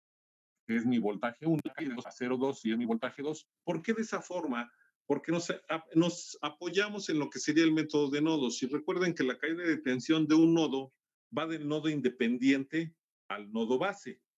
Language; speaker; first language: Spanish; native; Spanish